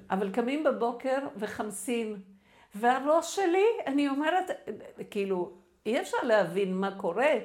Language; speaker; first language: Hebrew; non-native, fluent; Spanish